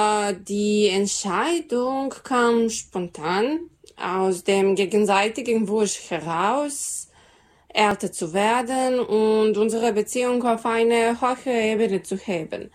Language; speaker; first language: German; non-native, learner; Serbian